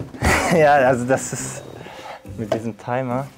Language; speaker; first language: German; native; German